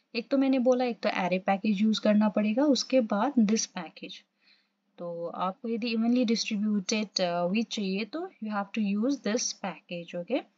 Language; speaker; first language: Hindi; non-native, local second language; Assamese